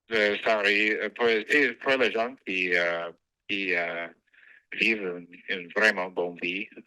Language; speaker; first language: French; non-native, fluent; English